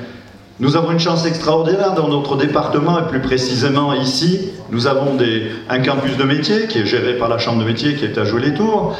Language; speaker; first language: French; native; French